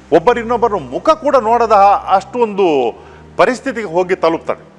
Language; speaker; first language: Kannada; non-native, local second language; Konkani